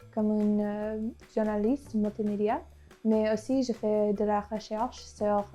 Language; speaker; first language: French; non-native, fluent; English